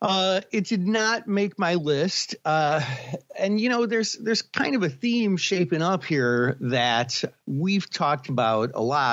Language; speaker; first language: English; native; English